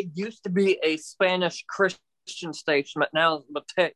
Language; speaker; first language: English; native; English